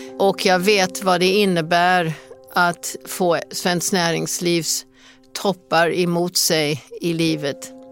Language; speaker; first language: Swedish; non-native, fluent; English